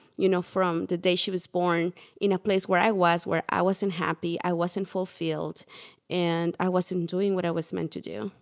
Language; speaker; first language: English; non-native, fluent; Spanish